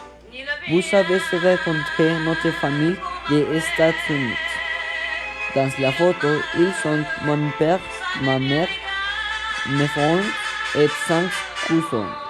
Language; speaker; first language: French; non-native, learner; Spanish